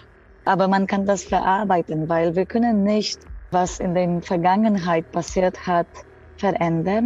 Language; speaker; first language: German; non-native, fluent; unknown